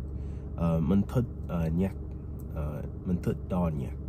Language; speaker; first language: Vietnamese; non-native, learner; English